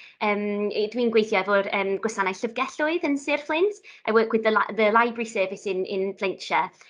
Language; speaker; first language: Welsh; non-native, local second language; Italian